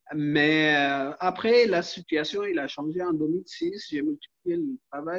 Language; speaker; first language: French; non-native, learner; Arabic